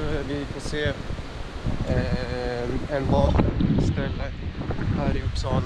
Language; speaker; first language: Swedish; early bilingual, other home language; Russian